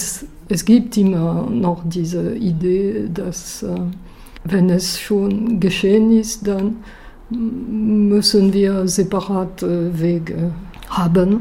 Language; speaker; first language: German; non-native, fluent; French